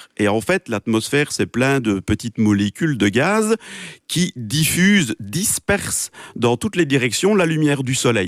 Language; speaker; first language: French; native; French